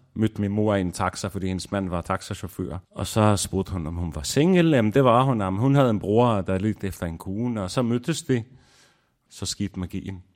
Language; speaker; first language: Danish; non-native, fluent; Arabic